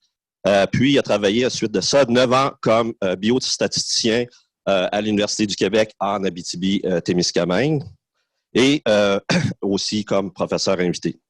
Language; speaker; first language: French; native; French